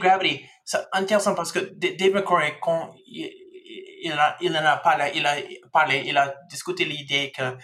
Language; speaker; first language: French; non-native, fluent; English